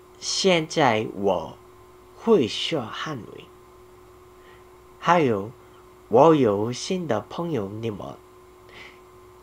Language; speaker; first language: Chinese; non-native, learner; Korean